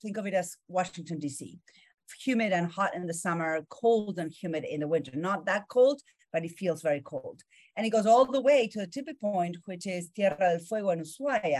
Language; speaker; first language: English; non-native, fluent; Spanish